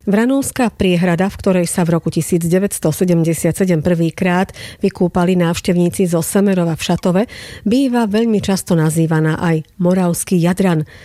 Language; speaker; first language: Slovak; native; Slovak